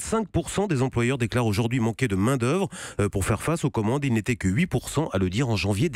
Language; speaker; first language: French; native; French